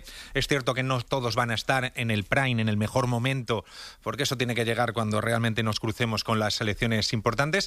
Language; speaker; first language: Spanish; native; Spanish